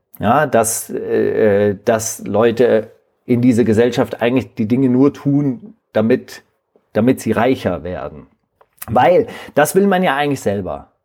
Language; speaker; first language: German; native; German